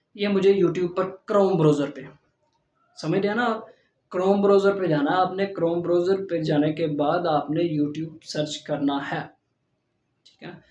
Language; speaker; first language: Urdu; non-native, local second language; Punjabi